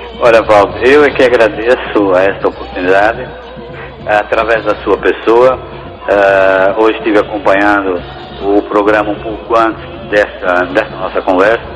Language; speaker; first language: Portuguese; native; Portuguese